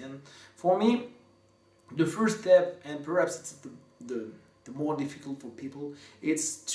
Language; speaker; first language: English; non-native, fluent; French